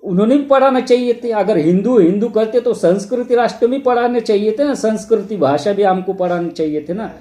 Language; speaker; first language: Hindi; non-native, local second language; Marathi